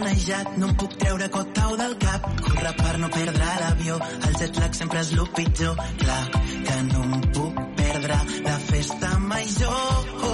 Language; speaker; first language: Catalan; native; Catalan